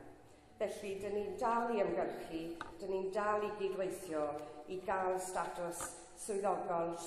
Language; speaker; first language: Welsh; non-native, local second language; English